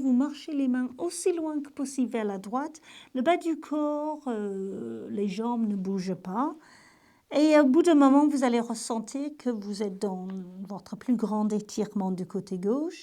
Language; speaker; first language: French; native; French